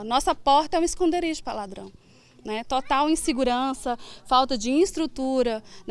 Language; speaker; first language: Portuguese; native; Portuguese